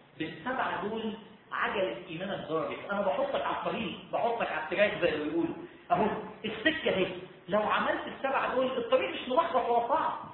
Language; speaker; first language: Arabic; native; Arabic